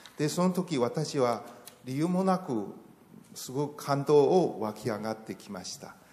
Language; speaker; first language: Japanese; non-native, fluent; Chinese